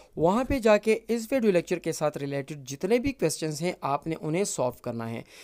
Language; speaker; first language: Urdu; non-native, local second language; Pashto